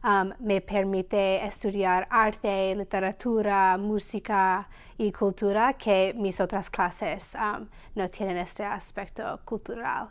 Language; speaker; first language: Spanish; non-native, learner; English